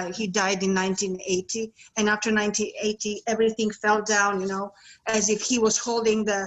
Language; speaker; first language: English; non-native, fluent; Serbian